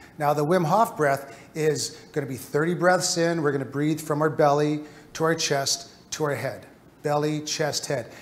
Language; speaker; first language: English; native; English